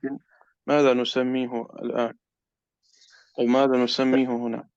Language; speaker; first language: Arabic; non-native, fluent; Urdu